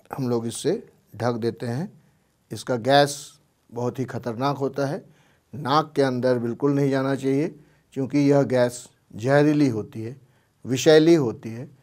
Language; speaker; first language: Hindi; native; Hindi